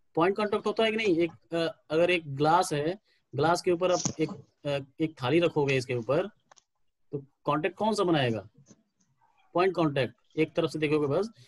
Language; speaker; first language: Hindi; native; Hindi